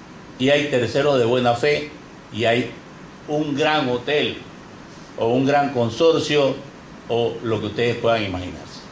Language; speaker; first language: Spanish; native; Spanish